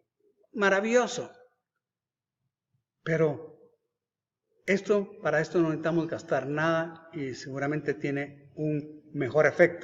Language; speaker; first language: Spanish; native; Spanish